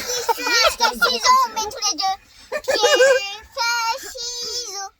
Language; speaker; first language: French; native; French